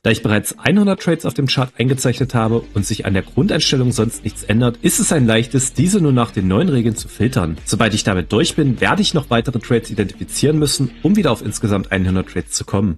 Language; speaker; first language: German; native; German